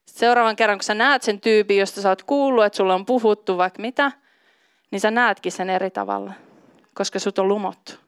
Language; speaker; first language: Finnish; native; Finnish